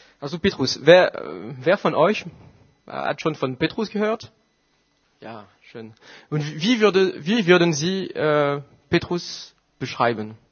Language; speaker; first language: German; non-native, fluent; French